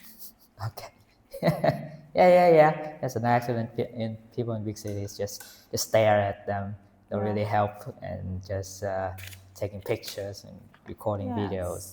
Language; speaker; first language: English; non-native, fluent; Vietnamese